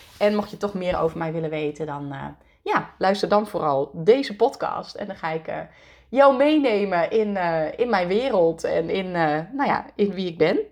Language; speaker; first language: Dutch; native; Dutch